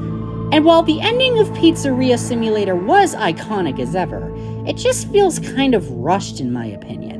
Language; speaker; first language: English; native; English